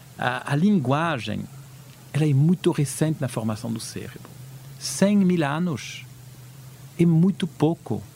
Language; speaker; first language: Portuguese; early bilingual, heritage; Portuguese